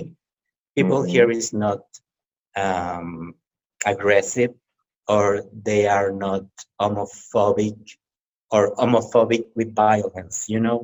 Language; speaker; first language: English; non-native, fluent; Spanish